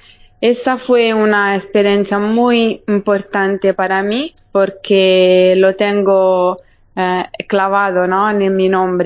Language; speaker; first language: Spanish; non-native, fluent; Italian